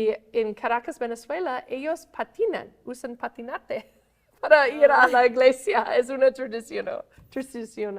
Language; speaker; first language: Spanish; non-native, fluent; English